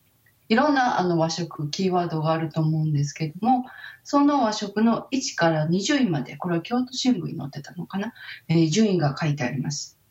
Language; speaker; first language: Japanese; native; Japanese